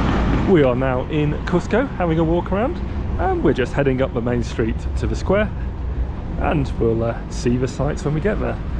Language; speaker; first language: English; native; English